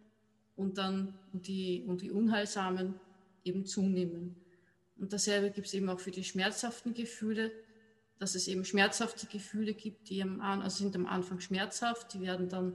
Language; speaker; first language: German; native; German